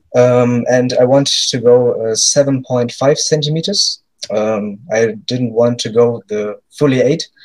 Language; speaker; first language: English; non-native, fluent; German